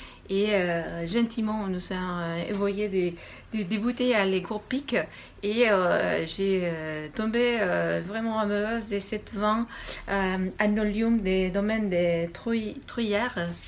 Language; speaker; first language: French; non-native, fluent; Spanish